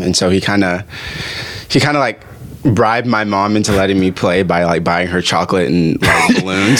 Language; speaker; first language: English; early bilingual, other home language; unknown